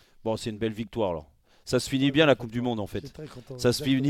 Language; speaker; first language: French; native; French